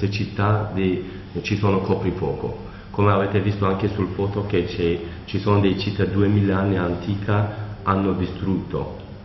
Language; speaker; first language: Italian; non-native, learner; Kurdish